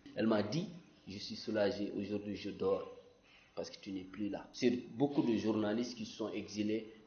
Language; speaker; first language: French; non-native, local second language; Fula